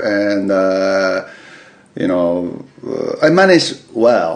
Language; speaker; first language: English; non-native, fluent; Japanese